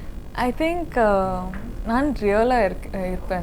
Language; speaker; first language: Tamil; non-native, learner; Kannada